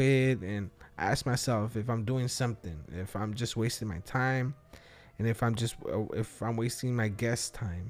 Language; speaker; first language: English; early bilingual, other home language; Spanish